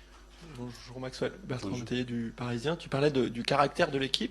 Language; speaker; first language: French; native; French